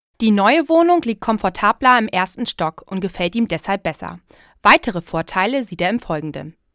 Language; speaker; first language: German; native; German